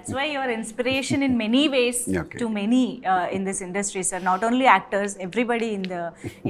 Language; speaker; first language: English; non-native, local second language; Telugu